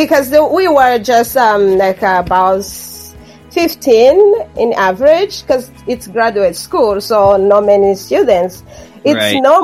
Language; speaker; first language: English; non-native, local second language; Kinyarwanda